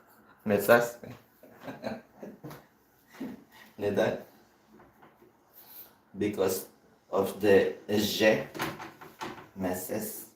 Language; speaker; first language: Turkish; non-native, learner; Filipino